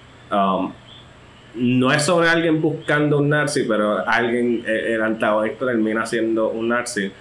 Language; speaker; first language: Spanish; native; Spanish